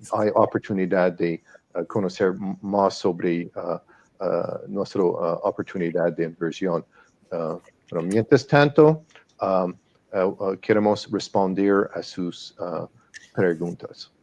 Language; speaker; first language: Spanish; non-native, fluent; English